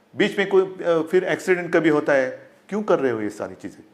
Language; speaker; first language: Hindi; non-native, local second language; Marathi